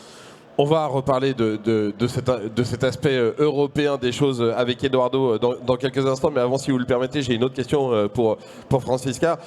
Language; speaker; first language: French; native; French